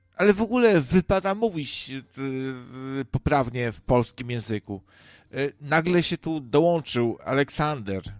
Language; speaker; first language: Polish; native; Polish